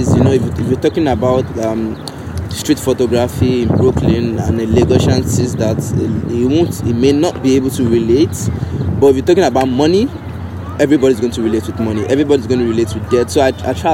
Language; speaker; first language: English; non-native, local second language; Yoruba